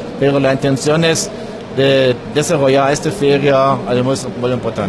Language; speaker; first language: Spanish; non-native, learner; German